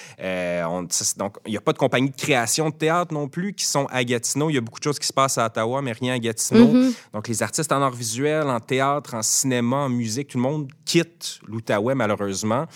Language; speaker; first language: French; native; French